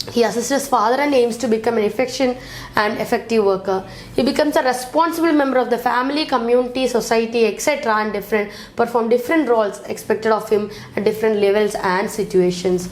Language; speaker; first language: English; non-native, local second language; Malayalam